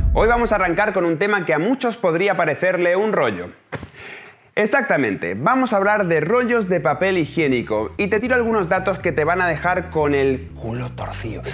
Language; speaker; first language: Spanish; native; Spanish